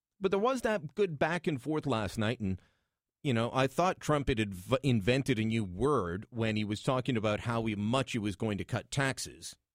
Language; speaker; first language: English; native; English